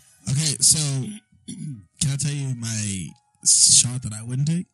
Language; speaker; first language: English; native; English